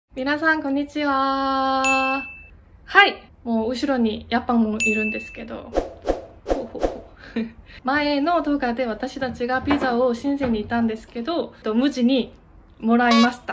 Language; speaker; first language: Japanese; non-native, learner; Korean